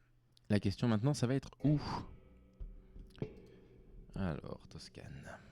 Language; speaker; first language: French; native; French